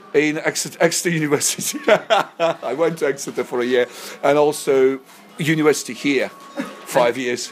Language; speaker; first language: English; non-native, fluent; Russian